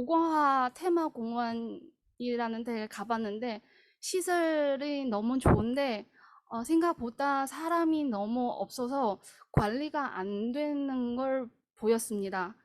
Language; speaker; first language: Korean; non-native, fluent; Chinese